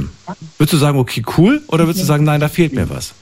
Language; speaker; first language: German; native; German